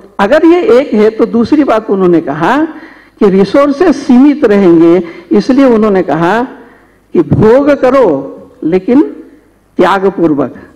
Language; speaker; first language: Hindi; native; Hindi